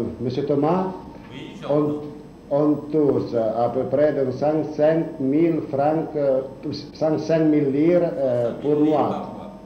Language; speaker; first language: French; non-native, learner; Italian